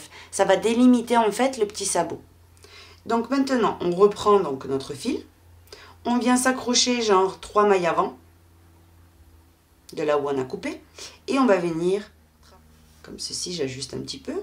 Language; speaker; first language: French; native; French